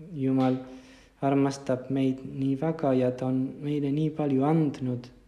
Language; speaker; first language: Estonian; non-native, fluent; Spanish